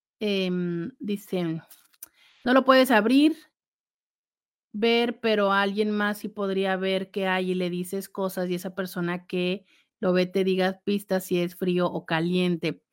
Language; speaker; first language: Spanish; native; Spanish